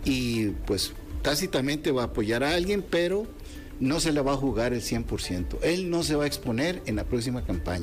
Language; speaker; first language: Spanish; native; Spanish